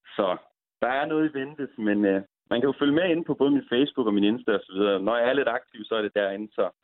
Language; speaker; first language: Danish; native; Danish